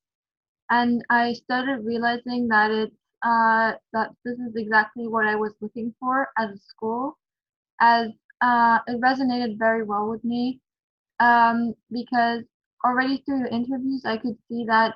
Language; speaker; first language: English; non-native, fluent; German